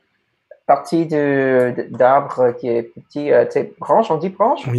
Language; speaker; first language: French; non-native, learner; English